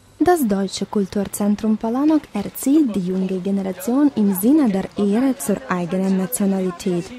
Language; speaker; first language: German; non-native, fluent; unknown